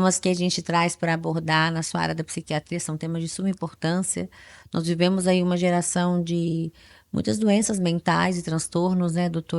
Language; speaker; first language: Portuguese; native; Portuguese